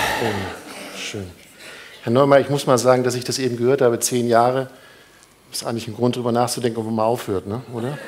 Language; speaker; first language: German; native; German